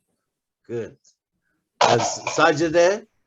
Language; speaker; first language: English; non-native, fluent; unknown